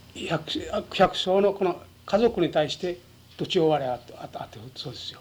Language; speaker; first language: Japanese; non-native, local second language; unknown